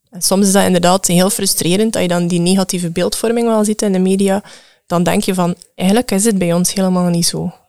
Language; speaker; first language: Dutch; native; Dutch